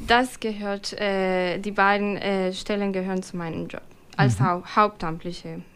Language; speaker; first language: German; non-native, fluent; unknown